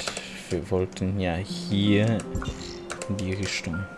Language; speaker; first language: German; non-native, local second language; Luxembourgish